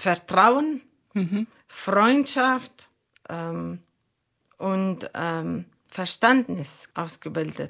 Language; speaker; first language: German; non-native, learner; Arabic